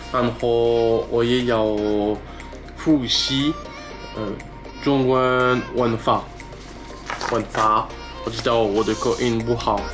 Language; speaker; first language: Chinese; non-native, learner; French